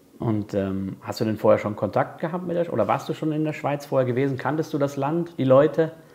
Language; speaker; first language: German; native; German